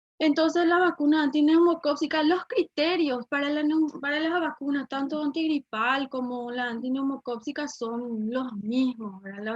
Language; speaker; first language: Spanish; native; Spanish